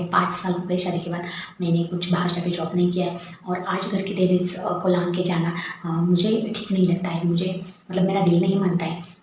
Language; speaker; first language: Hindi; non-native, local second language; Marathi